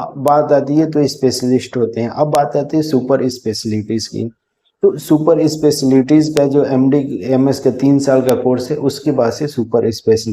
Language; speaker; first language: Hindi; native; Hindi